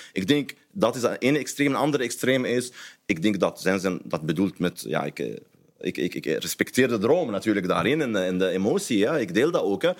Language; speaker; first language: Dutch; non-native, fluent; Arabic